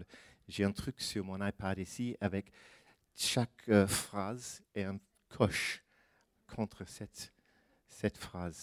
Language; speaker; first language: French; non-native, fluent; English